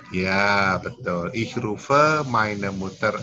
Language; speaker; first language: German; non-native, fluent; Indonesian